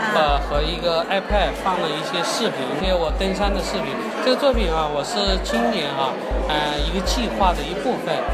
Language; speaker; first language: Chinese; native; Chinese